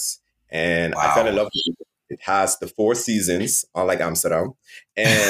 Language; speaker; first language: English; non-native, fluent; Dutch